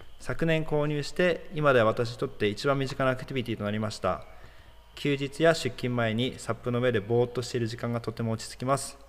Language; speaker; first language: Japanese; native; Japanese